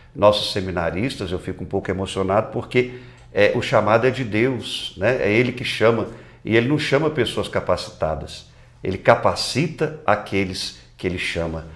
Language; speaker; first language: Portuguese; native; Portuguese